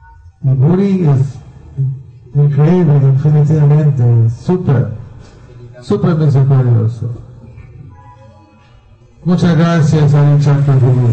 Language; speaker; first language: Spanish; non-native, learner; Bangla